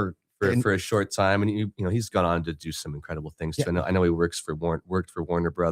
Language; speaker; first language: English; native; English